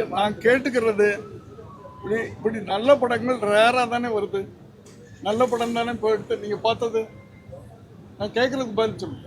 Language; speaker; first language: Tamil; native; Tamil